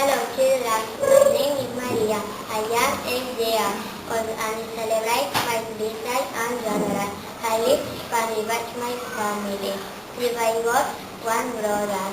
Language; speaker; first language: English; non-native, learner; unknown